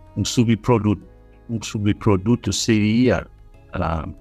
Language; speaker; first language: Portuguese; non-native, fluent; English